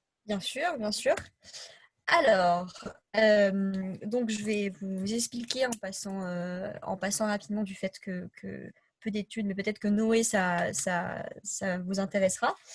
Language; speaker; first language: French; native; French